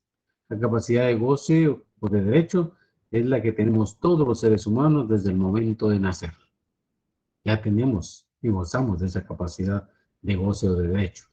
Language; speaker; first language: Spanish; native; Spanish